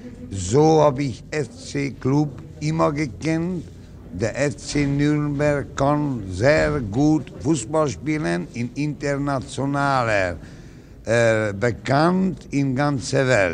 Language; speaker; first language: German; non-native, learner; Hungarian